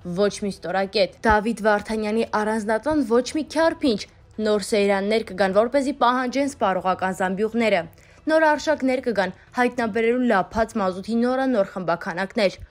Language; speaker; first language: Armenian; native; Armenian